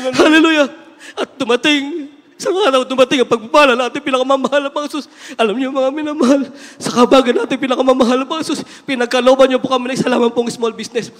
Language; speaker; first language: Filipino; native; Filipino